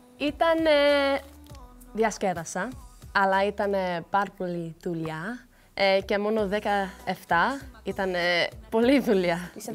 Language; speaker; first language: Greek; early bilingual, heritage; Greek